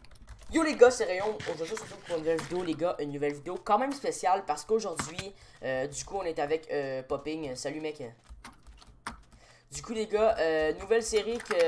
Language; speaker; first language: French; native; French